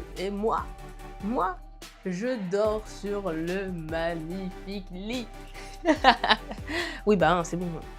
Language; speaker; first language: French; native; French